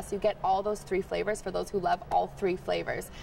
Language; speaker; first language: English; early bilingual, heritage; Spanish